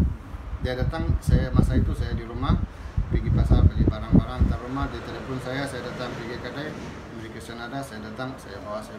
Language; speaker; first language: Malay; non-native, learner; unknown